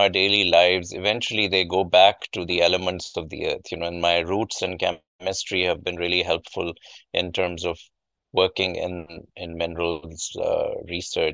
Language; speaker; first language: English; non-native, local second language; Urdu